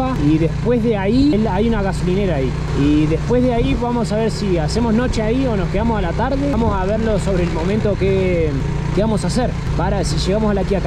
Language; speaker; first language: Spanish; native; Spanish